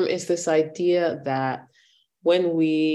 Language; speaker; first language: English; native; English